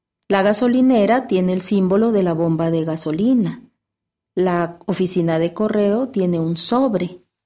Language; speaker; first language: Spanish; native; Spanish